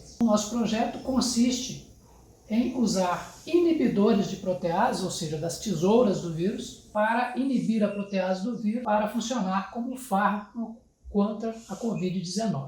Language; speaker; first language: Portuguese; native; Portuguese